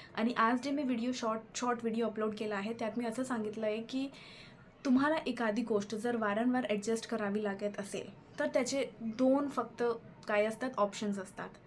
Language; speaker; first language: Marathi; non-native, local second language; Hindi